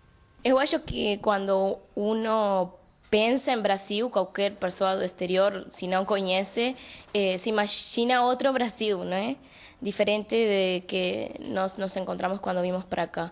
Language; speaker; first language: Portuguese; non-native, learner; Spanish